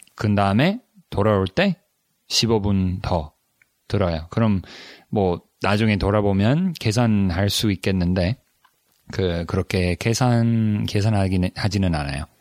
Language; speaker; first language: Korean; non-native, learner; English